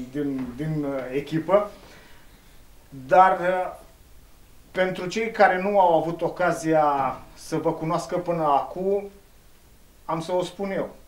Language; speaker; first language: Romanian; native; Romanian